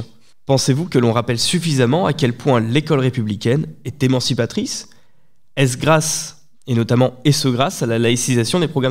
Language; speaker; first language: French; native; French